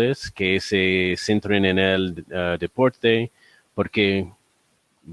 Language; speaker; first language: Spanish; non-native, learner; English